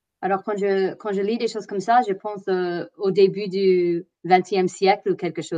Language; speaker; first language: French; non-native, fluent; English